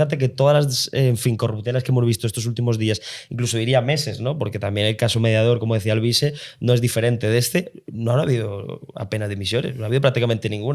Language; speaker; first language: Spanish; native; Spanish